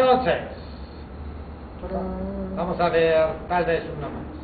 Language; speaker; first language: Spanish; non-native, fluent; English